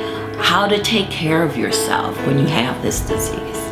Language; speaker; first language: English; native; English